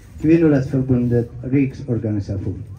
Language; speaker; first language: Swedish; non-native, fluent; Persian